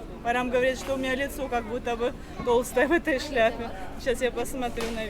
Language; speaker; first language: Russian; native; Russian